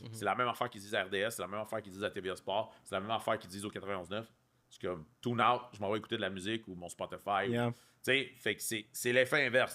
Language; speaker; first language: French; native; French